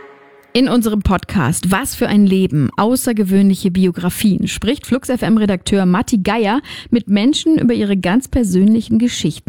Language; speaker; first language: German; native; German